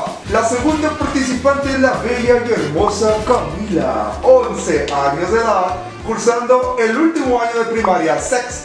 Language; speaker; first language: Spanish; native; Spanish